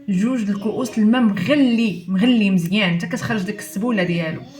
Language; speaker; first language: Arabic; native; Arabic